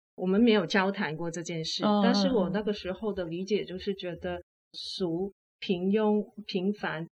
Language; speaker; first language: Chinese; non-native, fluent; Cantonese